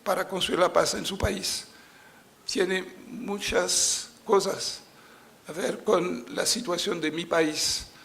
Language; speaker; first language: Spanish; non-native, fluent; French